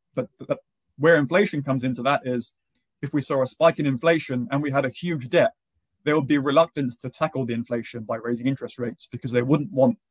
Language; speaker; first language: English; native; English